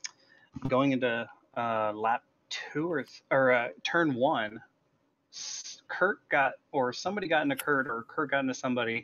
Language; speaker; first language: English; native; English